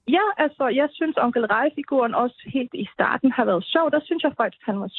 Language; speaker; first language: Danish; native; Danish